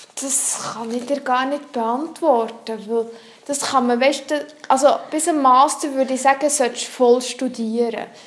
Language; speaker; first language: German; non-native, local second language; French